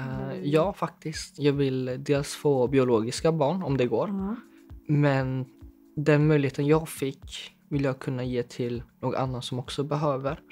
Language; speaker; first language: Swedish; early bilingual, other home language; Chinese